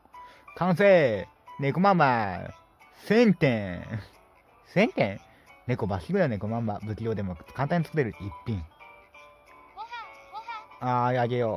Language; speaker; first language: Japanese; native; Japanese